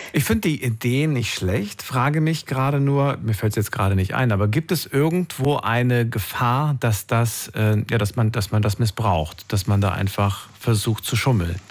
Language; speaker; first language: German; native; German